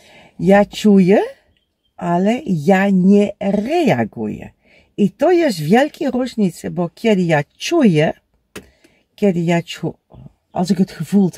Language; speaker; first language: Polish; non-native, learner; Dutch